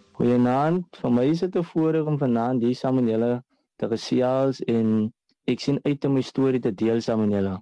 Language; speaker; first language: Afrikaans; native; Afrikaans